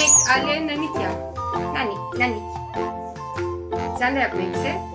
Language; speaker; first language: Turkish; native; Turkish